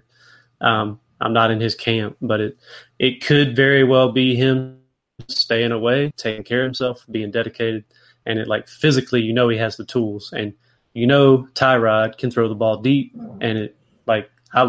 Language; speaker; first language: English; native; English